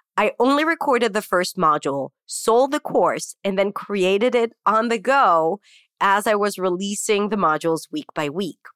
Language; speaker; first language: English; non-native, fluent; Hebrew